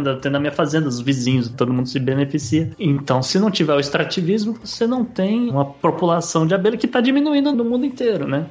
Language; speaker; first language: Portuguese; native; Portuguese